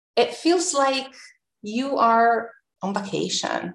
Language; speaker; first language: English; non-native, fluent; Italian